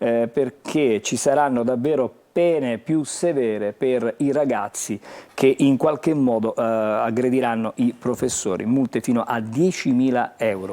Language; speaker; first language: Italian; native; Italian